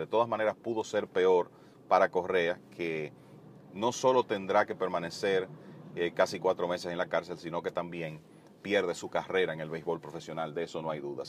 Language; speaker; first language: Spanish; native; Spanish